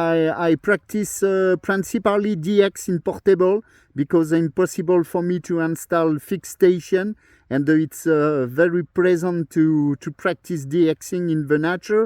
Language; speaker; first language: English; non-native, learner; French